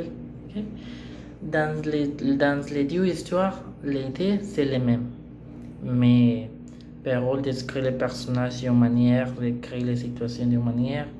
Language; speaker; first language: French; non-native, learner; Spanish